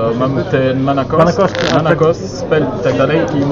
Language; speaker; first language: Polish; non-native, learner; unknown